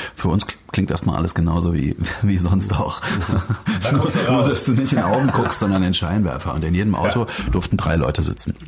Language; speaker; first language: German; native; German